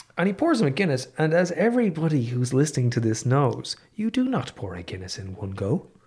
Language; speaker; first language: English; native; English